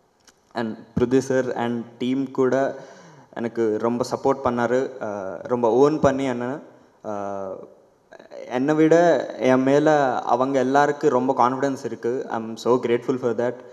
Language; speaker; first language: Tamil; non-native, learner; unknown